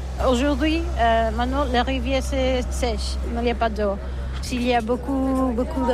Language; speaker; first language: French; non-native, learner; Catalan